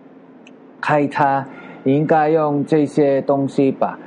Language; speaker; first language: Chinese; non-native, learner; Filipino